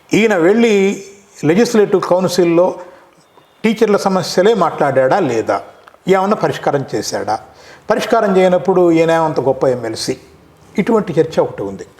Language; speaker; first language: Telugu; native; Telugu